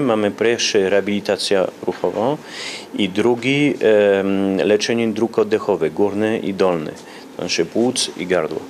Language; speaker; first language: Polish; early bilingual, heritage; Polish